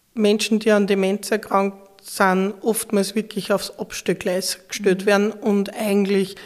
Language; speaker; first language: German; native; German